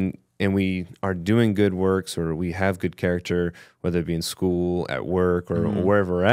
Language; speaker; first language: English; native; English